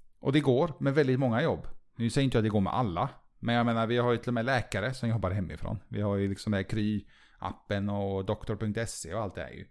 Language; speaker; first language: Swedish; early bilingual, other home language; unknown